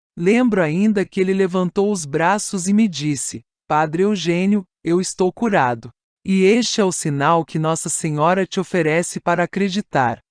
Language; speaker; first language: Portuguese; non-native, fluent; Italian